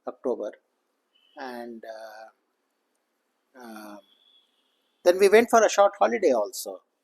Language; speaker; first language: English; non-native, local second language; Kannada